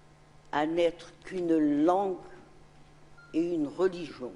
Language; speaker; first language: French; non-native, local second language; Arabic